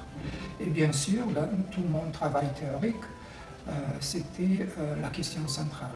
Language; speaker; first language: French; non-native, fluent; Serbian